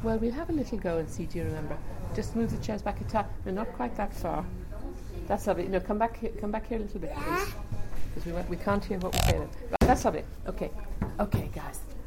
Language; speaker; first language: English; native; English